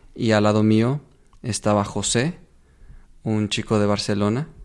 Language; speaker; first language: Spanish; native; Spanish